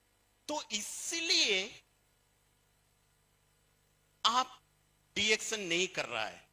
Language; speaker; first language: Hindi; non-native, fluent; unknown